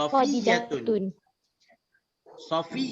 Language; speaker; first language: Arabic; non-native, fluent; Malay